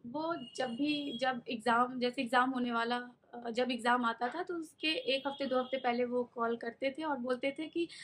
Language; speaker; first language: Hindi; native; Hindi